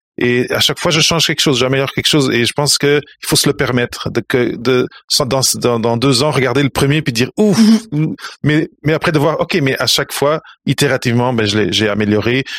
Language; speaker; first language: French; native; French